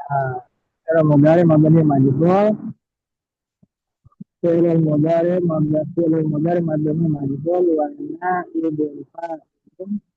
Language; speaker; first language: Arabic; non-native, learner; Indonesian